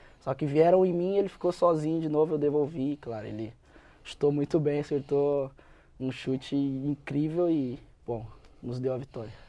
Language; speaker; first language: Portuguese; native; Portuguese